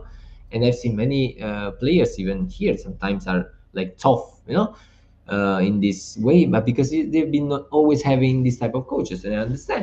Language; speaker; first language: English; non-native, fluent; Italian